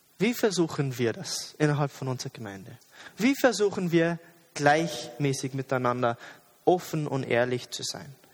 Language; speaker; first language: German; non-native, fluent; English